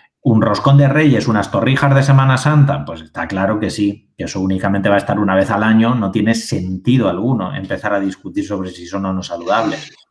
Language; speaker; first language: Spanish; native; Spanish